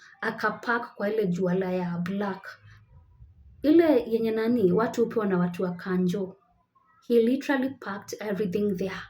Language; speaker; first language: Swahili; native; Swahili